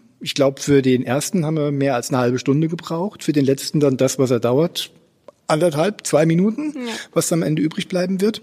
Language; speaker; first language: German; native; German